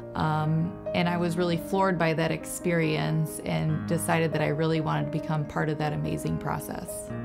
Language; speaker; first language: English; native; English